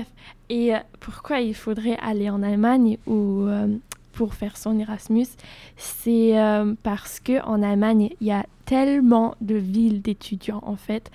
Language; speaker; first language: French; non-native, fluent; German